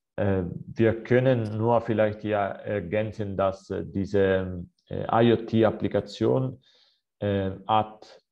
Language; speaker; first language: German; non-native, fluent; Italian